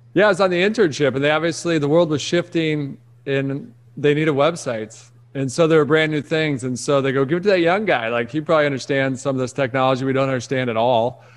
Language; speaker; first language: English; native; English